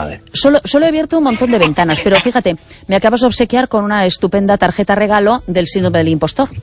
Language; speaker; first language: Spanish; native; Spanish